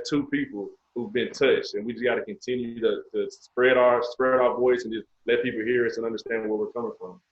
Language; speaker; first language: English; native; English